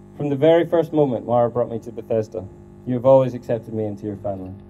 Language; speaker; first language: English; native; English